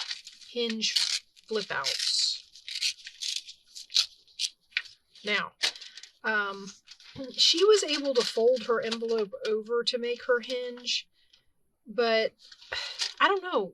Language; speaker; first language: English; native; English